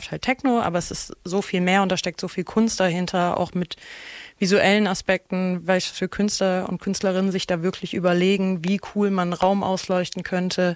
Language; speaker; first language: German; native; German